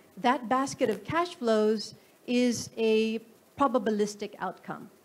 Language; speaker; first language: English; non-native, local second language; Filipino